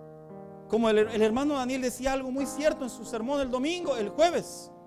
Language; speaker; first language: Spanish; native; Spanish